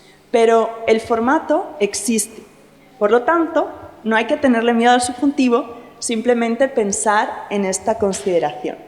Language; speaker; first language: Spanish; native; Spanish